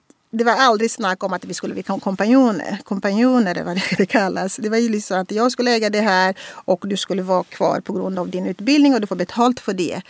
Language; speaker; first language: Swedish; non-native, fluent; Portuguese